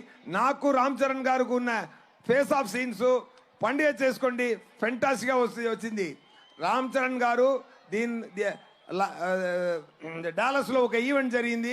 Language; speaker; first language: Telugu; non-native, learner; Tamil